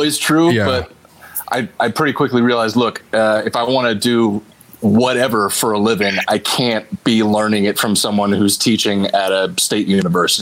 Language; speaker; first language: English; native; English